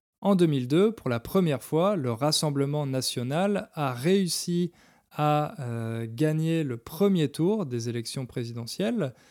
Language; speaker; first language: French; native; French